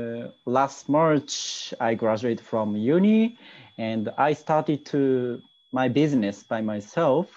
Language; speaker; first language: English; non-native, learner; Japanese